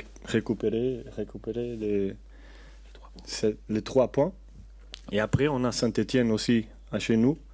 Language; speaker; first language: French; non-native, learner; Portuguese